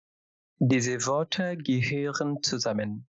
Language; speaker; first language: German; non-native, fluent; Bangla